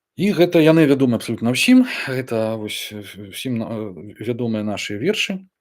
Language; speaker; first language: Belarusian; non-native, local second language; Russian